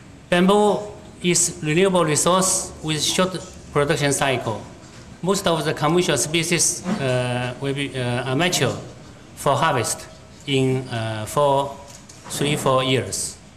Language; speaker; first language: English; non-native, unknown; Chinese